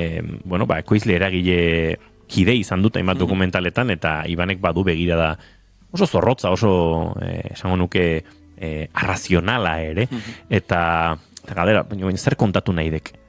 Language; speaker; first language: Basque; native; Basque